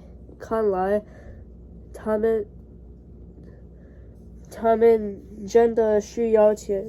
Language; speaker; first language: Chinese; non-native, learner; English